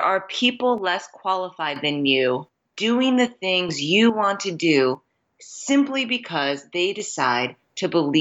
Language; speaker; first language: English; native; English